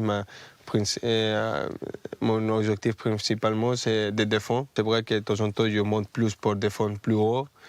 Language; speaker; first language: French; non-native, fluent; Spanish